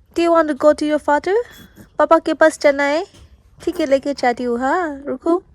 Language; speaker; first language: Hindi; non-native, fluent; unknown